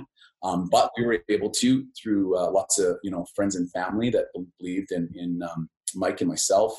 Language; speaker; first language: English; native; English